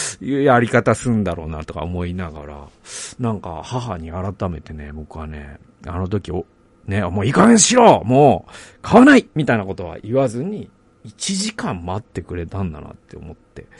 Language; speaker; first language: Japanese; native; Japanese